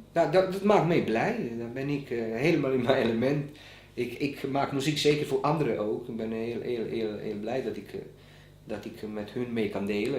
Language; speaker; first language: Dutch; non-native, fluent; Bosnian